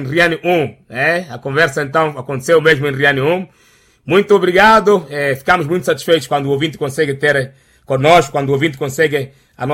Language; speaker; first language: Portuguese; non-native, local second language; Makhuwa